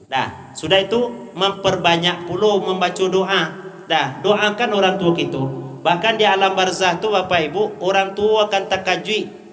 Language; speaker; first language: Malay; non-native, local second language; Minangkabau